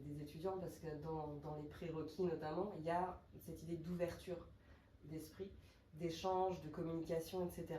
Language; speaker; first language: French; native; French